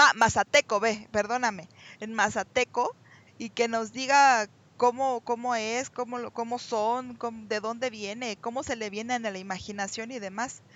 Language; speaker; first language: Spanish; native; Spanish